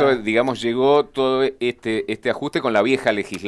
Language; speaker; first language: Spanish; native; Spanish